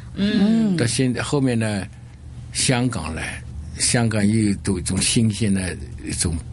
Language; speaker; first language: Chinese; native; Chinese